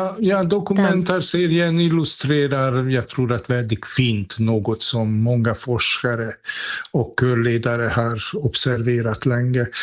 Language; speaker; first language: Swedish; non-native, fluent; Hungarian